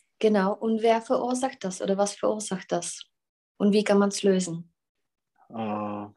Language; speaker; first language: German; non-native, fluent; Czech